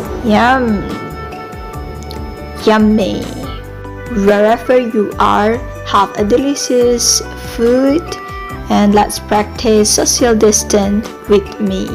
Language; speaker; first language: English; non-native, fluent; Indonesian